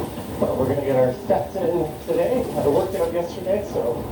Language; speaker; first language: English; native; English